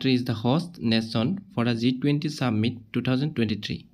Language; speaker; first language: English; non-native, local second language; Assamese